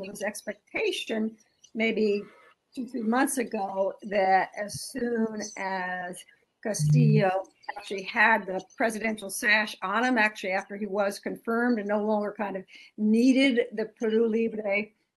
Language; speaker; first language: English; native; English